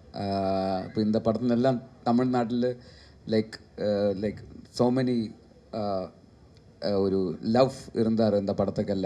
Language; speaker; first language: Tamil; non-native, learner; Malayalam